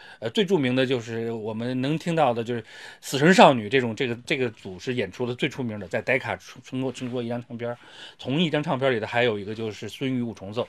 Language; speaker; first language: Chinese; native; Chinese